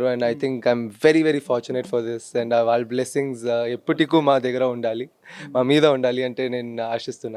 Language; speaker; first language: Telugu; non-native, local second language; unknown